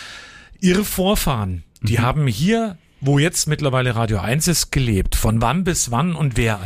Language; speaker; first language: German; native; German